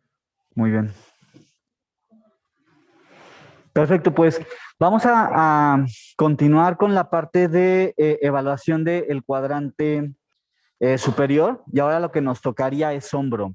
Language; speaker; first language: Spanish; native; Spanish